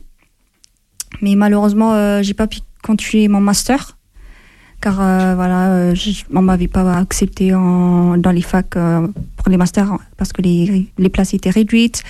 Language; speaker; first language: French; non-native, fluent; Amharic